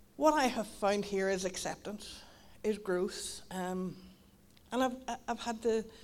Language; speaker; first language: English; native; English